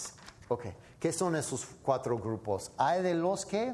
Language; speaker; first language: Spanish; non-native, fluent; English